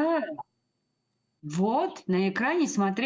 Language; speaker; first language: Russian; non-native, learner; Uzbek